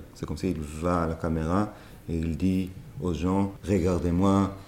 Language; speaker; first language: French; non-native, fluent; Hebrew